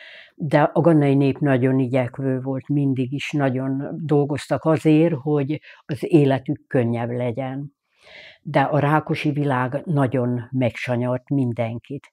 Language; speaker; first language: Hungarian; native; Hungarian